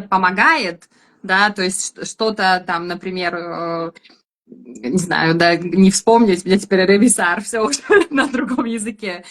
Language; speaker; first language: Russian; native; Russian